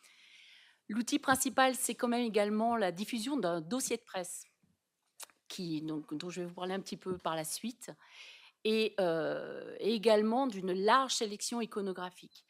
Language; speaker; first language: French; native; French